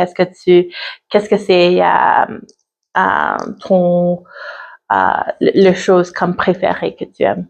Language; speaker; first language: French; non-native, learner; English